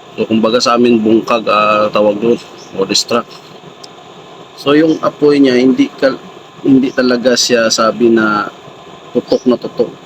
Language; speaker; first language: Filipino; non-native, local second language; Cebuano